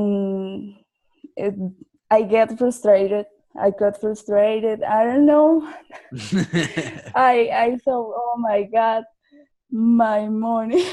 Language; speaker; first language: English; non-native, learner; Spanish